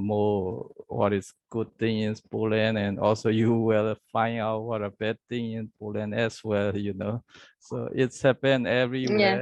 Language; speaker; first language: English; non-native, learner; Burmese